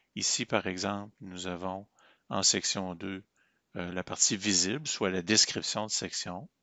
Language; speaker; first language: French; native; French